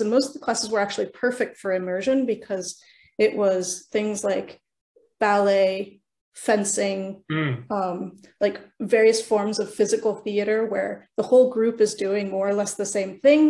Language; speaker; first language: English; early bilingual, other home language; Norwegian